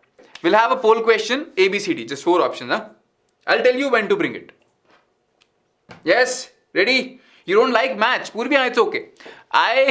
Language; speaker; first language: English; non-native, local second language; Hindi